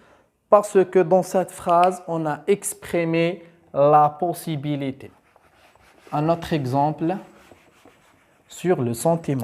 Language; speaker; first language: French; non-native, local second language; Arabic